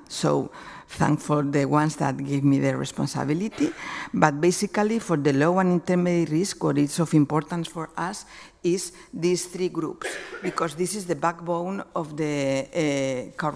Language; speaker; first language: English; non-native, fluent; Spanish